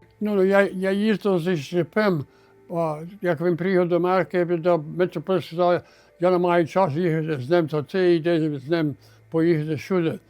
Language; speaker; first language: Ukrainian; early bilingual, heritage; Ukrainian